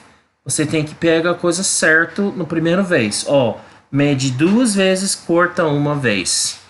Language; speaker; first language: Portuguese; non-native, learner; English